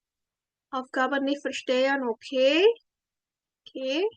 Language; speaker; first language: German; non-native, fluent; Indonesian